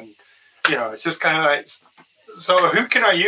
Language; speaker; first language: English; native; English